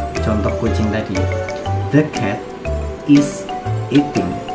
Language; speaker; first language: English; non-native, fluent; Indonesian